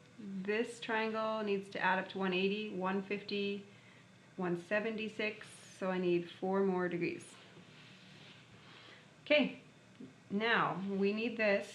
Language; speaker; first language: English; native; English